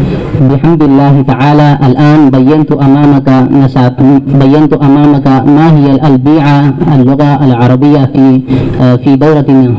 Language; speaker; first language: Arabic; non-native, learner; Urdu